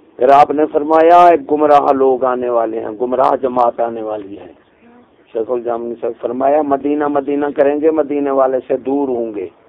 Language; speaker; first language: Urdu; non-native, local second language; Punjabi